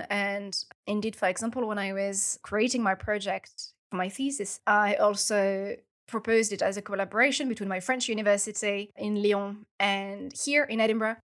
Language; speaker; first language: English; non-native, fluent; French